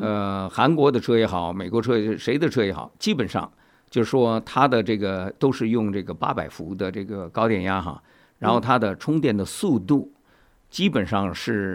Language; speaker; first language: Chinese; native; Chinese